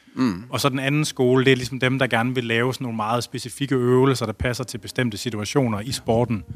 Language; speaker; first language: Danish; native; Danish